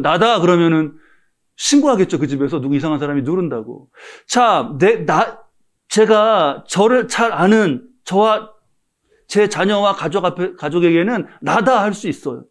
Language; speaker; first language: Korean; native; Korean